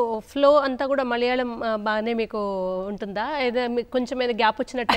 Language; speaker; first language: Telugu; native; Telugu